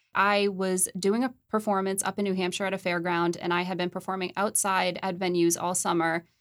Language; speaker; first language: English; native; English